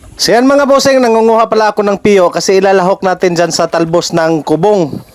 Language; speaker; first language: Filipino; non-native, local second language; Cebuano